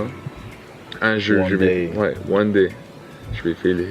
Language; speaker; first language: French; non-native, learner; English